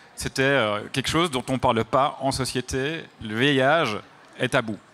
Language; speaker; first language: French; native; French